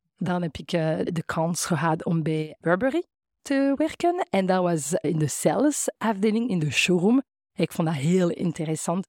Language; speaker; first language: Dutch; non-native, fluent; French